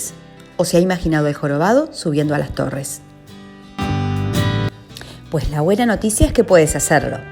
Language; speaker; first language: Spanish; native; Spanish